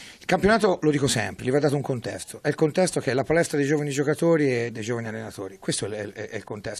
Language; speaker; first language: Italian; native; Italian